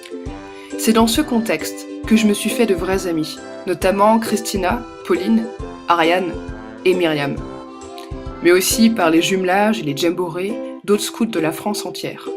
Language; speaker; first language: French; native; French